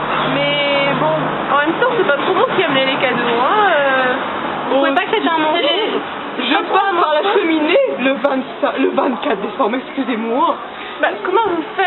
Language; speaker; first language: French; native; French